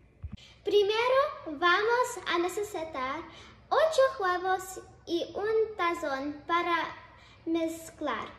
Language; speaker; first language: Spanish; non-native, learner; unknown